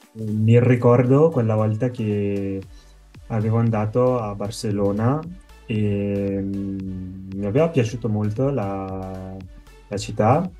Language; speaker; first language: Italian; native; Italian